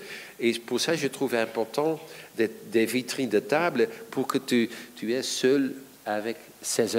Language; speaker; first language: French; non-native, fluent; Dutch